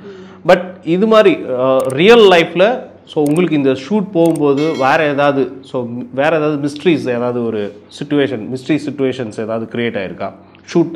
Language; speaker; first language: Tamil; native; Tamil